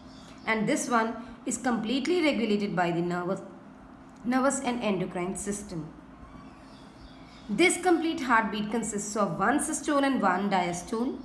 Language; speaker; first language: English; non-native, local second language; Hindi